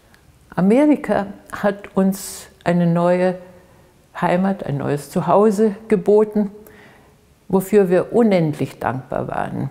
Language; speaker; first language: German; early bilingual, heritage; Russian